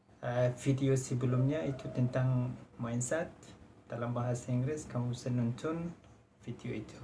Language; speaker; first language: Indonesian; non-native, fluent; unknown